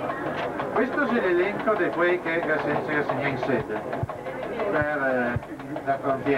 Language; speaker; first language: Italian; non-native, learner; Slovenian